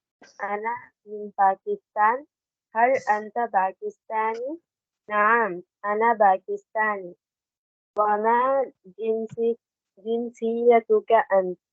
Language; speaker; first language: Arabic; non-native, learner; Tamil